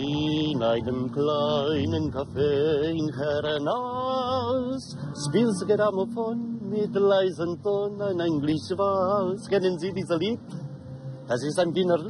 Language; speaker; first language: German; non-native, learner; Italian